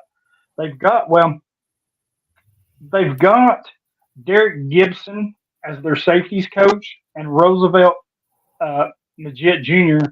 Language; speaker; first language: English; native; English